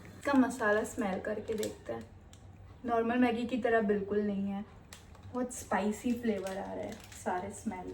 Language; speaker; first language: Hindi; non-native, local second language; Gujarati